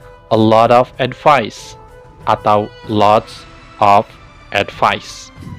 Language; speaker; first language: English; non-native, fluent; Indonesian